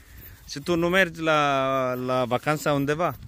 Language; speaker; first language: Romanian; non-native, learner; Bangla